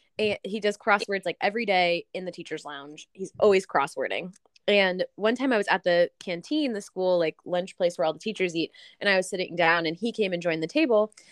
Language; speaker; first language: English; native; English